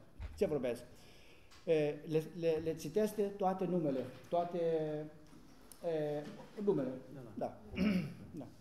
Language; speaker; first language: Romanian; non-native, learner; Greek